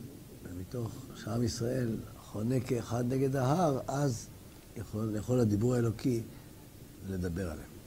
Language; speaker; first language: Hebrew; native; Hebrew